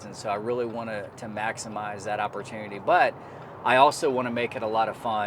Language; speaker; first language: English; native; English